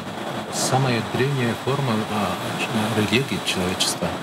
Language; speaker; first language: Russian; non-native, fluent; Mongolian